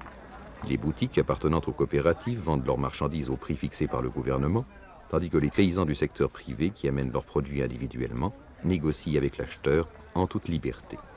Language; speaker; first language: French; native; French